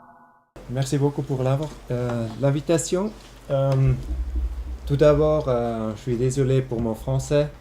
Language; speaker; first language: French; non-native, local second language; German